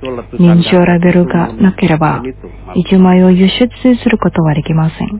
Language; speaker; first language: Japanese; non-native, fluent; Indonesian